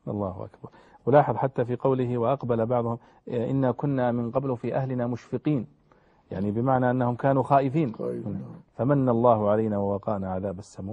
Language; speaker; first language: Arabic; native; Arabic